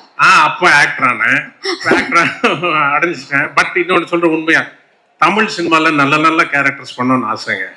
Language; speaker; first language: Tamil; non-native, local second language; Telugu